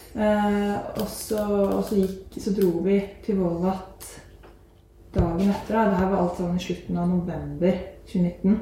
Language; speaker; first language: Norwegian; native; Norwegian